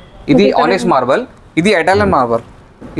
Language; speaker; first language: Telugu; non-native, local second language; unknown